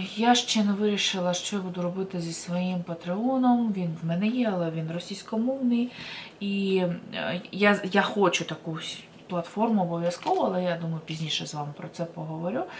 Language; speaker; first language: Ukrainian; non-native, local second language; Russian